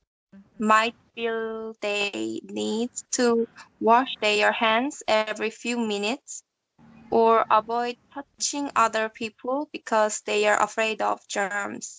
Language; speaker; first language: English; non-native, learner; Korean